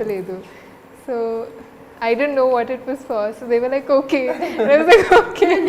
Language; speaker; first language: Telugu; non-native, learner; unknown